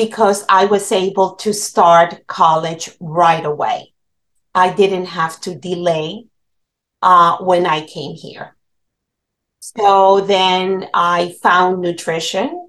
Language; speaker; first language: English; non-native, fluent; Spanish